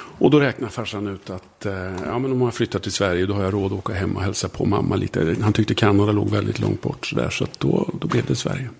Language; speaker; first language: Swedish; early bilingual, other home language; German